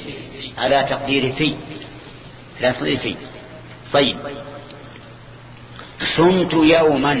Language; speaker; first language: Arabic; native; Arabic